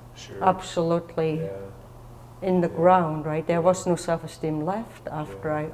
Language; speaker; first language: English; non-native, fluent; German